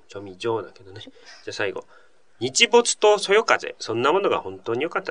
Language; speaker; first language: Japanese; native; Japanese